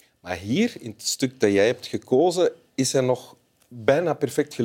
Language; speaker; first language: Dutch; native; Dutch